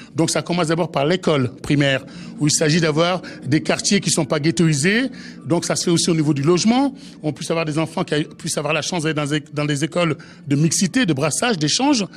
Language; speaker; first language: French; native; French